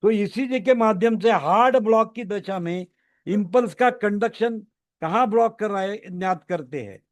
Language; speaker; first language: Hindi; non-native, local second language; Marathi